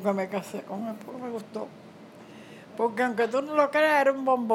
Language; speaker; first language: Spanish; native; Spanish